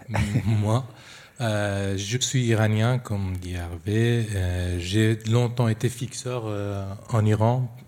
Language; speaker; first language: French; non-native, fluent; Persian